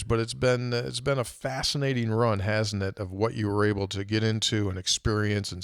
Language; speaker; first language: English; native; English